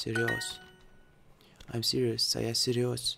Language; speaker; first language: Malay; non-native, learner; Russian